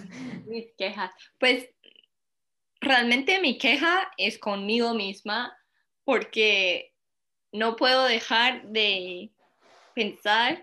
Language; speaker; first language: Spanish; early bilingual, heritage; Spanish